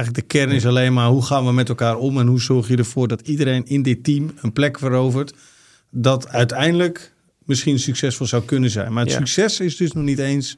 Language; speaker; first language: Dutch; native; Dutch